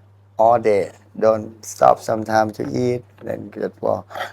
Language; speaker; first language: English; non-native, learner; Thai